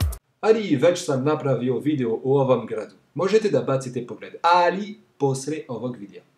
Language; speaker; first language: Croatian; non-native, fluent; French